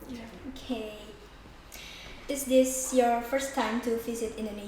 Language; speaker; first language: English; non-native, learner; Indonesian